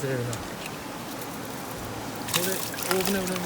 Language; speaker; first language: Japanese; native; Japanese